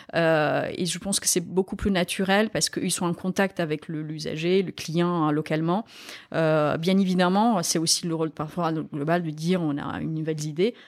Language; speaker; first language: French; non-native, fluent; Romanian